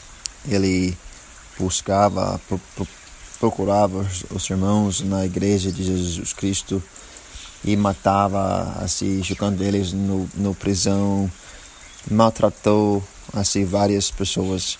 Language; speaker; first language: Portuguese; non-native, learner; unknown